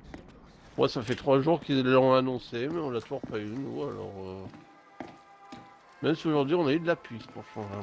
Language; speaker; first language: French; native; French